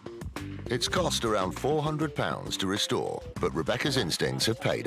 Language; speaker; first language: English; native; English